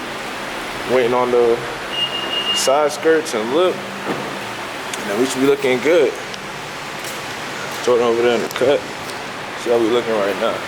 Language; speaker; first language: English; native; English